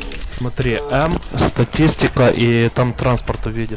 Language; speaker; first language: Russian; native; Russian